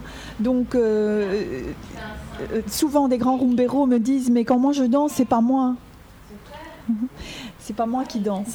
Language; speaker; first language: French; native; French